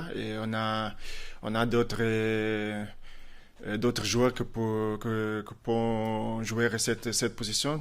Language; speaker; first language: French; non-native, fluent; Portuguese